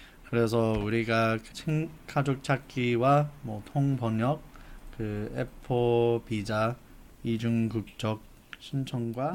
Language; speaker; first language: Korean; non-native, fluent; English